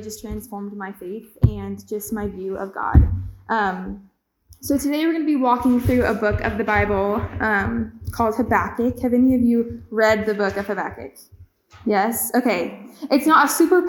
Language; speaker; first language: English; native; English